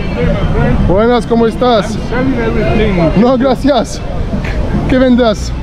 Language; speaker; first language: Spanish; non-native, learner; French